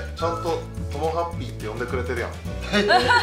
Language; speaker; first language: Japanese; native; Japanese